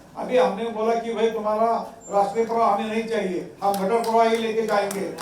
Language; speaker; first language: Hindi; non-native, local second language; Marathi